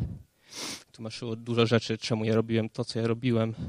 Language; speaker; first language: Polish; early bilingual, heritage; Polish